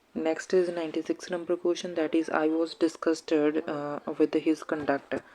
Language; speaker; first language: English; non-native, local second language; Punjabi